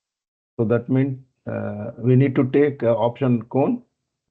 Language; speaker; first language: English; non-native, learner; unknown